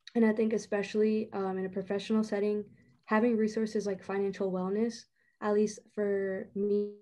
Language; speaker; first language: English; native; English